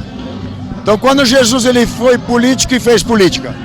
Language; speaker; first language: Portuguese; native; Portuguese